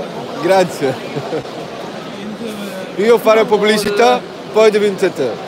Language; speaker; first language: Italian; non-native, learner; Arabic